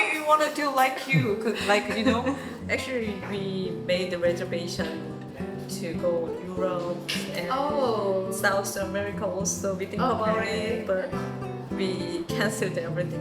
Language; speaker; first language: English; non-native, learner; Korean